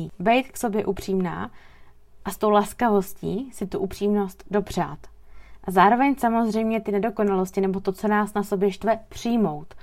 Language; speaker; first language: Czech; native; Czech